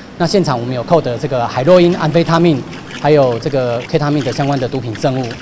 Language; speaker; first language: Chinese; native; Chinese